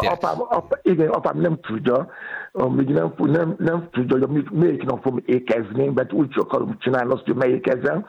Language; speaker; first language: Hungarian; non-native, fluent; Yoruba